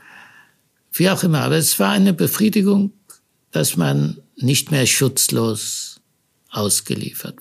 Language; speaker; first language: German; early bilingual, other home language; Hebrew